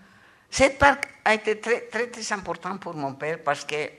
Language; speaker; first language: French; non-native, learner; Spanish